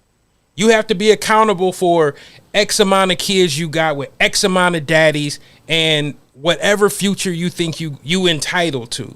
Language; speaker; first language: English; native; English